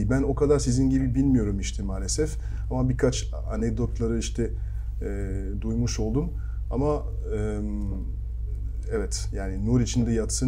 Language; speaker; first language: Turkish; non-native, fluent; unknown